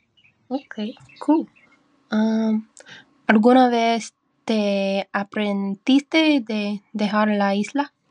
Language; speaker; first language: Spanish; early bilingual, heritage; English